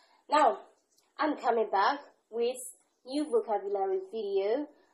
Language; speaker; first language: English; non-native, fluent; Burmese